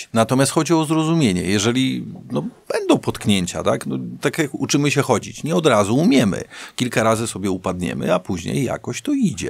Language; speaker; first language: Polish; native; Polish